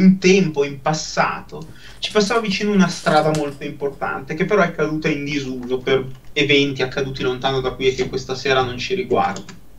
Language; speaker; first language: Italian; native; Italian